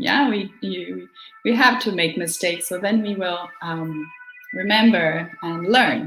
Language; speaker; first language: English; non-native, fluent; Portuguese